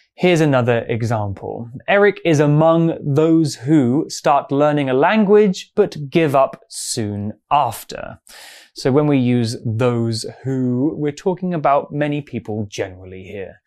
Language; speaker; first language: English; native; English